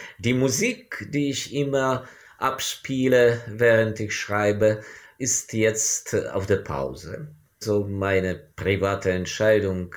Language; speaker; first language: German; non-native, fluent; Ukrainian